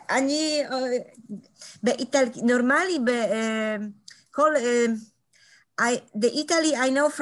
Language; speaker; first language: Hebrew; non-native, learner; Spanish